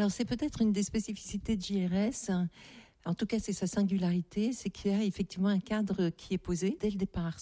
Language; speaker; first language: French; native; French